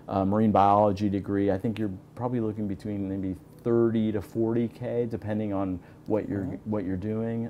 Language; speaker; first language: English; native; English